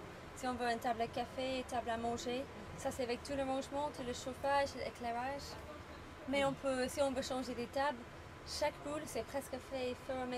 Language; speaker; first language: French; non-native, learner; English